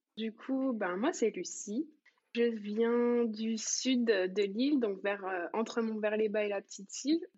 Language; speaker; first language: French; native; French